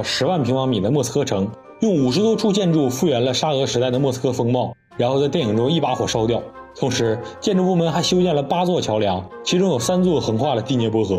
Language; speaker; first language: Chinese; native; Chinese